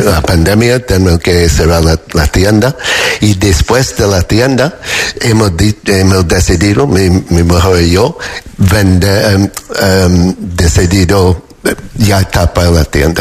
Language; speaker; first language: Spanish; non-native, fluent; English